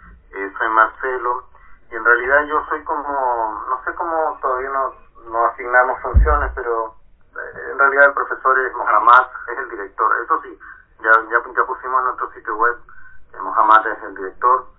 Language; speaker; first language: Spanish; native; Spanish